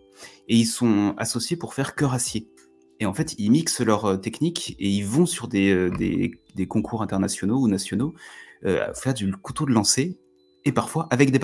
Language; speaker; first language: French; native; French